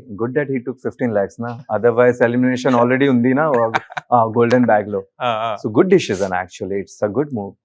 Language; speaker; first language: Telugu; non-native, learner; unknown